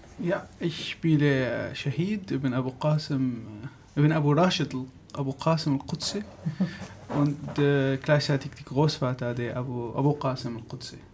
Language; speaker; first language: German; non-native, learner; Arabic